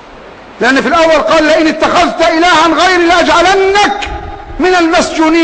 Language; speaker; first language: Arabic; native; Arabic